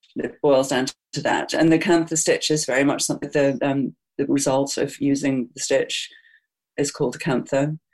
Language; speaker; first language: English; native; English